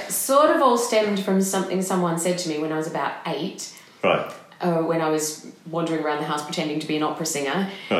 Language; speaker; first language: English; native; English